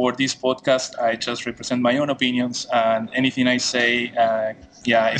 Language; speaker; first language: English; non-native, fluent; Spanish